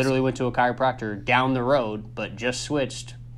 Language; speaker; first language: English; native; English